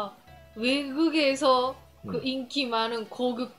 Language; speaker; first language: Korean; non-native, fluent; Japanese